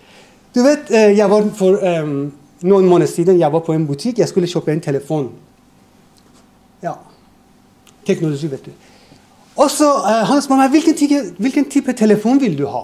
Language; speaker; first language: Norwegian; non-native, fluent; Persian